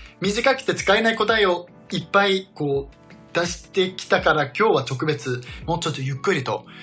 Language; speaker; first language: Japanese; non-native, fluent; Danish